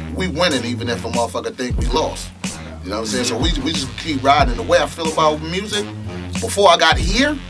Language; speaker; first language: English; native; English